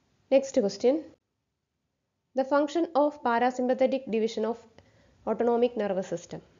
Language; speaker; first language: English; non-native, local second language; Malayalam